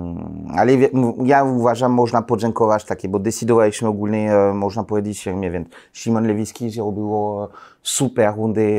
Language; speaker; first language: Polish; non-native, learner; French